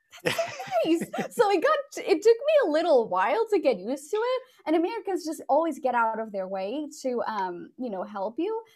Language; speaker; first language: English; non-native, fluent; Portuguese